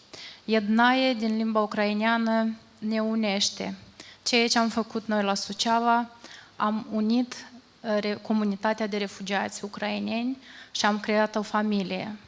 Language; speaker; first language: Romanian; non-native, fluent; Ukrainian